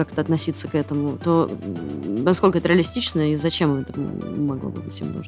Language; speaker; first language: Russian; native; Russian